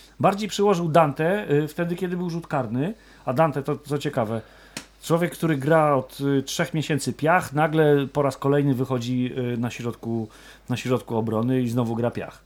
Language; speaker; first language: Polish; native; Polish